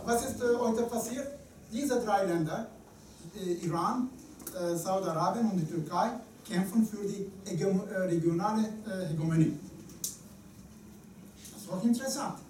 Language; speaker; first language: German; non-native, fluent; Turkish